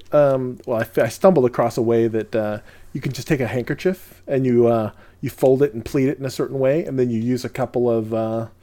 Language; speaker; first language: English; early bilingual, other home language; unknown